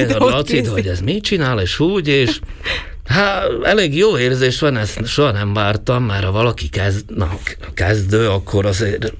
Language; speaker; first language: Hungarian; non-native, local second language; Slovak